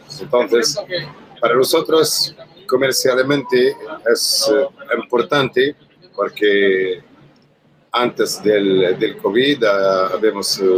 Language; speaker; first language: Spanish; non-native, learner; Arabic